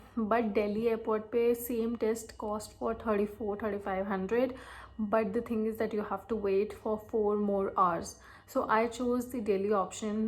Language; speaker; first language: Hindi; native; Hindi